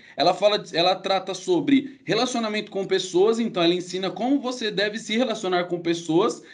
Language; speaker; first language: Portuguese; native; Portuguese